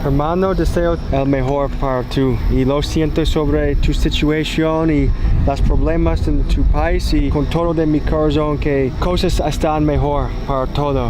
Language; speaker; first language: Spanish; non-native, learner; English